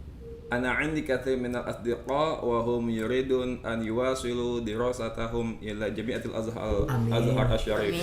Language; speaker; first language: Arabic; non-native, learner; Indonesian